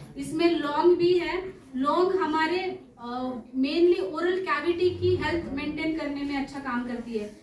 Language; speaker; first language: Hindi; non-native, local second language; Marathi